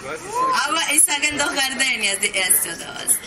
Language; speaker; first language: German; non-native, learner; Spanish